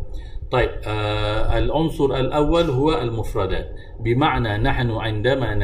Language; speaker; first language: Arabic; non-native, fluent; Malay